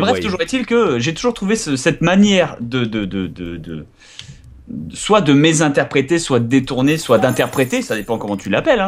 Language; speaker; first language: French; native; French